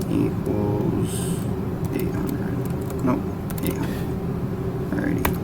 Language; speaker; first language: English; native; English